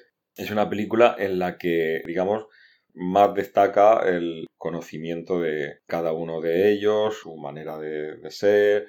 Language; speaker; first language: Spanish; native; Spanish